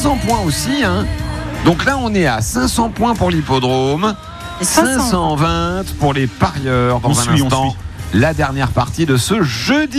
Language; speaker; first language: French; native; French